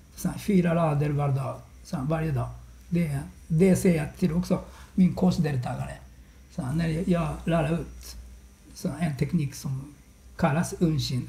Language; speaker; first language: Swedish; non-native, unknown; Japanese